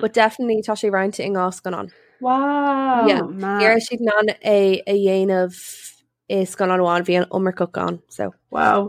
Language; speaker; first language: Irish; non-native, local second language; English